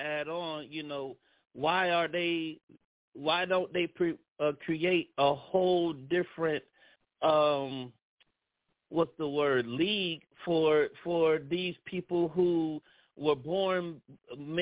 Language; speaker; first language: English; native; English